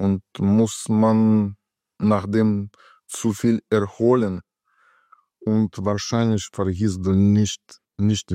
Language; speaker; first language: German; non-native, learner; Ukrainian